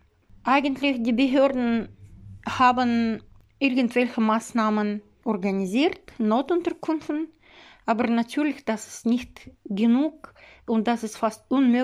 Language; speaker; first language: German; non-native, learner; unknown